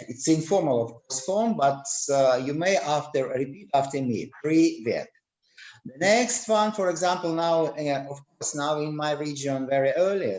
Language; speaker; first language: English; non-native, learner; Russian